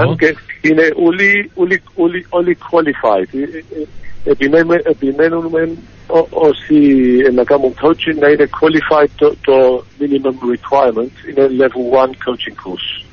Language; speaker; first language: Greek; early bilingual, heritage; Greek